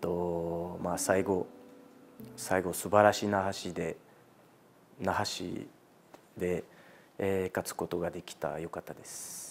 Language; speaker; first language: Japanese; non-native, fluent; French